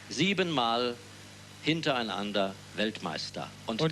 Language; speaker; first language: German; native; German